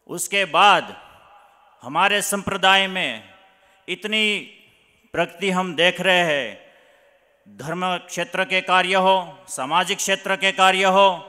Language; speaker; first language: Hindi; non-native, local second language; Gujarati